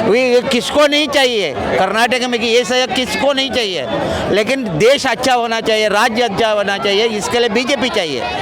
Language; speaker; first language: Hindi; non-native, local second language; Kannada